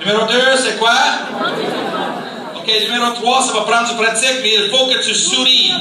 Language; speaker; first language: French; non-native, fluent; English